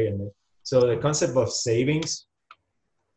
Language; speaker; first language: English; non-native, fluent; Spanish